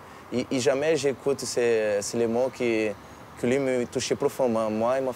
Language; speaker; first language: French; non-native, learner; Portuguese